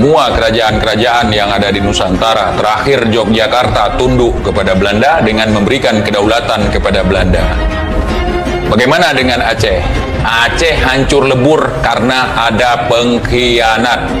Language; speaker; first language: Indonesian; native; Indonesian